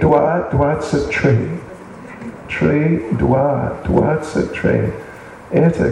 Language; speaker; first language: Russian; non-native, learner; English